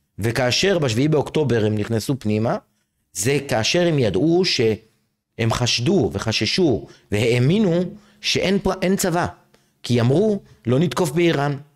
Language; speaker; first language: Hebrew; native; Hebrew